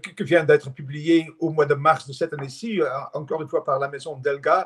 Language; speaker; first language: French; non-native, fluent; Dutch